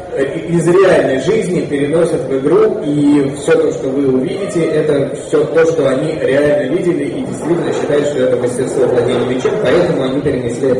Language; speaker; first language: Russian; native; Russian